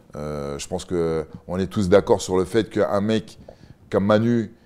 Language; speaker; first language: French; native; French